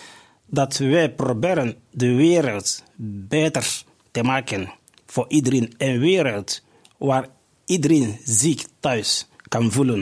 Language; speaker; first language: Dutch; non-native, fluent; Igbo